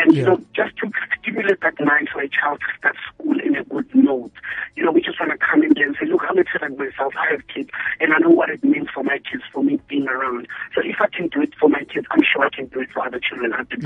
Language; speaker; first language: English; non-native, local second language; Southern Sotho